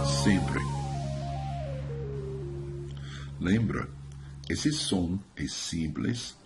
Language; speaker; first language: Portuguese; non-native, learner; English